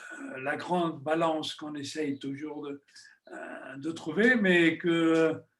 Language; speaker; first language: French; non-native, fluent; Spanish